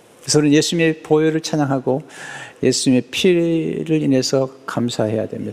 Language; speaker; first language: Korean; native; Korean